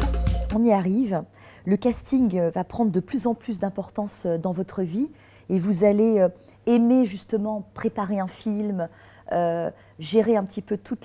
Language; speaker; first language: French; native; French